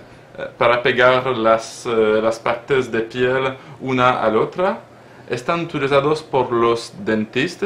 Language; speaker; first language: Spanish; non-native, learner; French